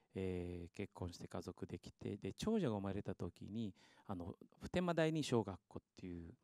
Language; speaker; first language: Japanese; early bilingual, heritage; Spanish